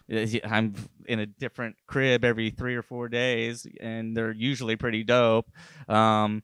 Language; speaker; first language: English; native; English